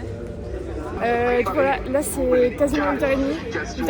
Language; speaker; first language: French; native; French